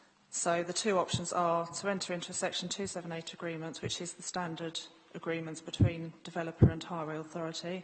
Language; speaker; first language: English; native; English